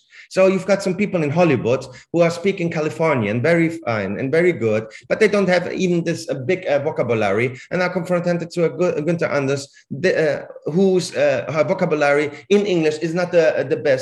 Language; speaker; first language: English; non-native, fluent; Swiss German